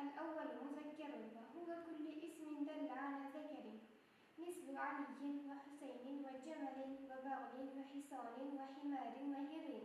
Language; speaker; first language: Arabic; non-native, fluent; Uzbek